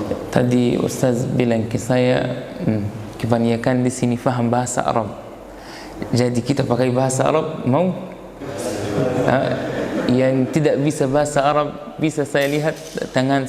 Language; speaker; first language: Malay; non-native, fluent; Arabic